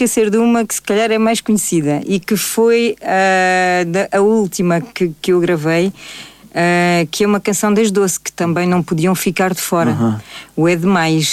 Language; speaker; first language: Portuguese; early bilingual, heritage; Portuguese